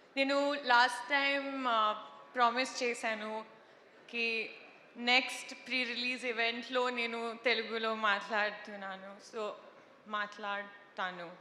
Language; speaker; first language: Telugu; non-native, learner; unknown